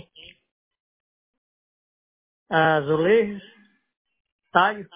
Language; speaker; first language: Spanish; non-native, learner; Portuguese